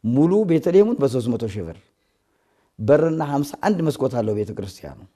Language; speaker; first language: Amharic; native; Amharic